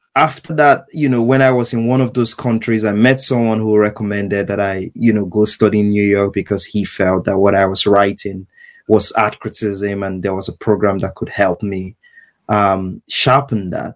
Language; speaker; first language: English; non-native, local second language; Igbo